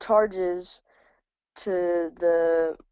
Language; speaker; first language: English; native; English